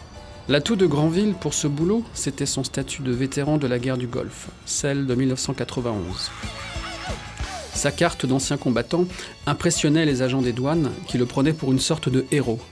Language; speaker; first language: French; native; French